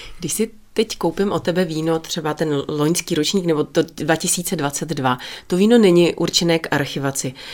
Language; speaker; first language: Czech; native; Czech